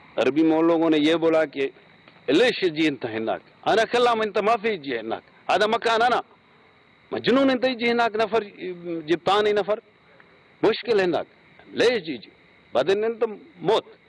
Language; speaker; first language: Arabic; non-native, learner; Urdu